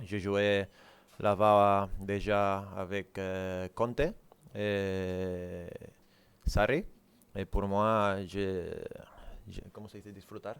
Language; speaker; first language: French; non-native, learner; Spanish